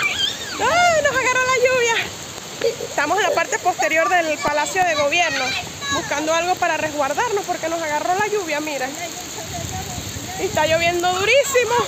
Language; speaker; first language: Spanish; native; Spanish